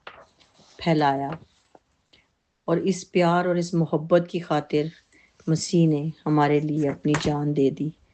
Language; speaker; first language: Urdu; native; Urdu